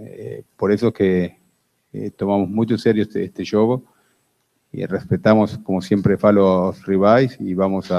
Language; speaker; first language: Spanish; non-native, fluent; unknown